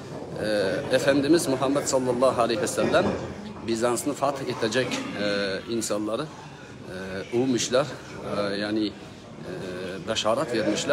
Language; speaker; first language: Turkish; non-native, learner; Uzbek